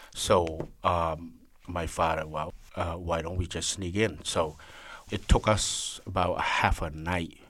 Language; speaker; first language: English; non-native, learner; Khmer